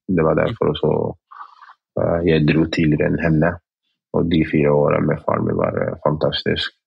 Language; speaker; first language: Norwegian; early bilingual, other home language; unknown